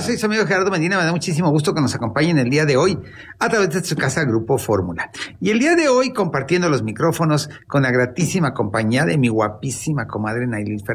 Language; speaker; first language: Spanish; native; Spanish